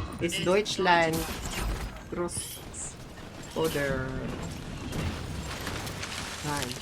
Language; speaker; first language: German; non-native, learner; English